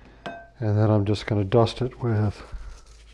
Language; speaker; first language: English; native; English